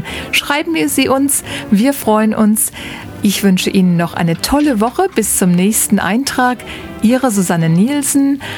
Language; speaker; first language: German; native; German